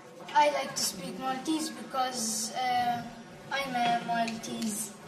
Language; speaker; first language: English; non-native, local second language; Maltese